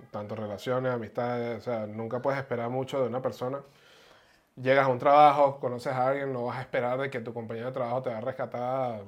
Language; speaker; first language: Spanish; native; Spanish